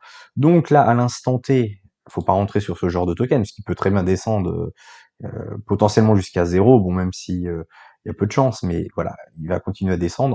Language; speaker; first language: French; native; French